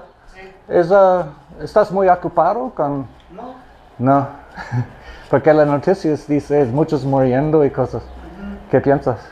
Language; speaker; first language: Spanish; non-native, learner; English